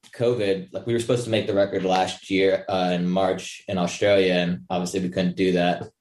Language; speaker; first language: English; native; English